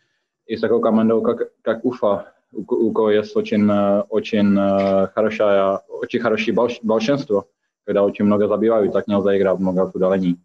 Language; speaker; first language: Russian; non-native, fluent; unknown